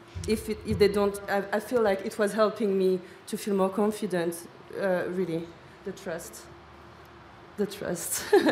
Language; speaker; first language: English; non-native, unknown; French